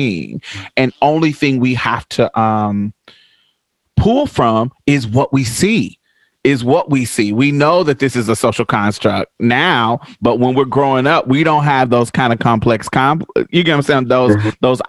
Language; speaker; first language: English; native; English